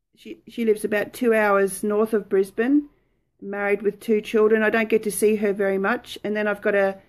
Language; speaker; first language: English; native; English